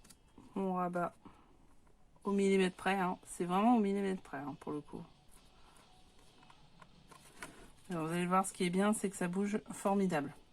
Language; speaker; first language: French; native; French